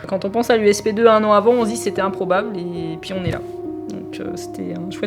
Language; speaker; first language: French; native; French